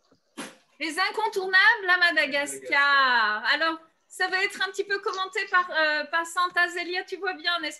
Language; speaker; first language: French; non-native, fluent; Turkish